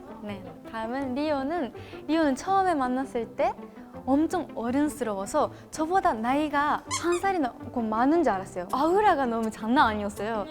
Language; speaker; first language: Korean; non-native, fluent; Japanese